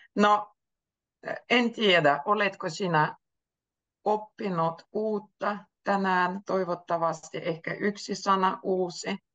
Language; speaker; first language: Finnish; native; Finnish